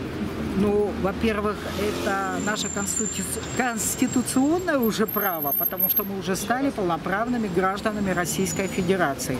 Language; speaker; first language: Russian; native; Russian